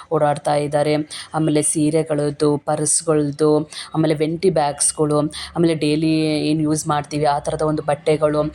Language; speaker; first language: Kannada; native; Kannada